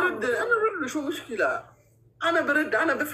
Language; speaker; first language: Arabic; non-native, learner; Amharic